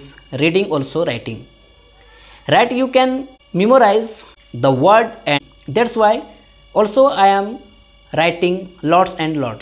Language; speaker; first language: English; non-native, learner; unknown